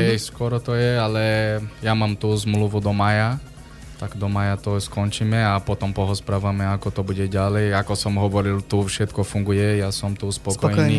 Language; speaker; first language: Slovak; non-native, learner; Portuguese